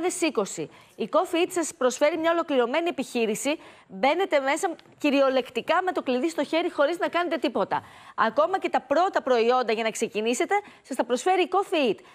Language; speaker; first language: Greek; native; Greek